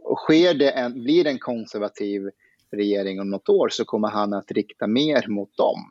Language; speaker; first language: Swedish; early bilingual, other home language; Persian